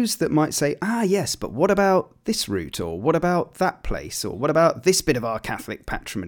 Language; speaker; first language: English; native; English